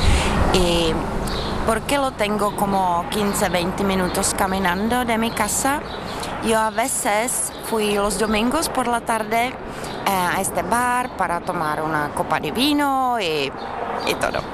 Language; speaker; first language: Spanish; non-native, fluent; Czech